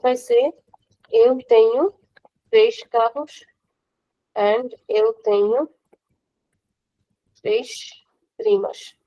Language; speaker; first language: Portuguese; non-native, fluent; Hindi